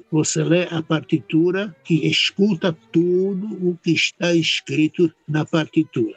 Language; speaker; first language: Portuguese; non-native, fluent; Czech